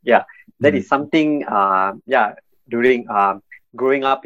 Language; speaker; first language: English; non-native, local second language; Tamil